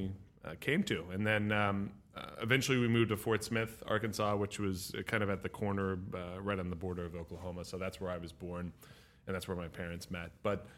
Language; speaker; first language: English; native; English